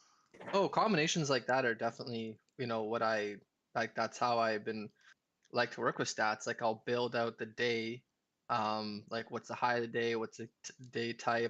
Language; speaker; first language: English; native; English